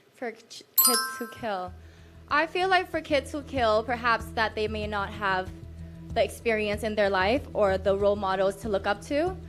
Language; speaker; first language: English; non-native, fluent; Thai